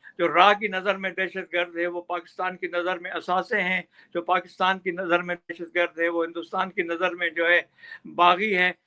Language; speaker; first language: Urdu; non-native, local second language; Sindhi